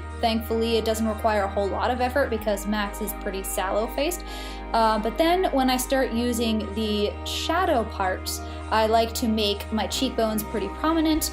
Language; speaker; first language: English; native; English